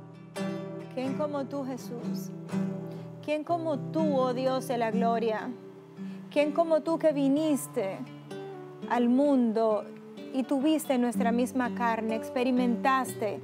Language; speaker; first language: Spanish; native; Spanish